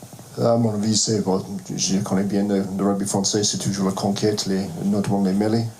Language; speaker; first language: French; non-native, fluent; English